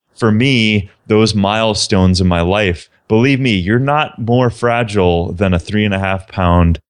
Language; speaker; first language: English; native; English